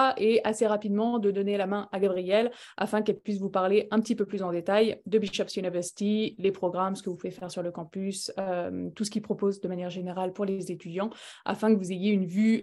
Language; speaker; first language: French; native; French